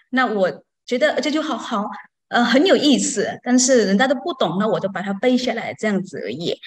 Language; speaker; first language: Chinese; non-native, fluent; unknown